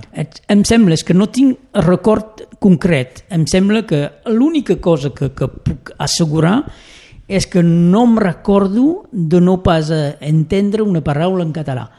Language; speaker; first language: Catalan; non-native, local second language; French